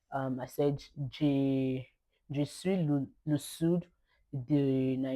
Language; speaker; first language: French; non-native, learner; Yoruba